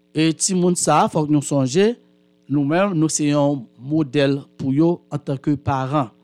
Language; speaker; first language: French; native; French